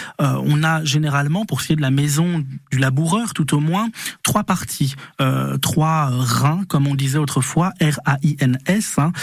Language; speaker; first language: French; native; French